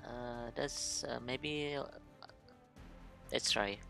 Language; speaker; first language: English; non-native, learner; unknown